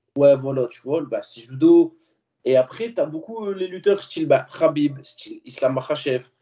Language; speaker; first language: French; native; French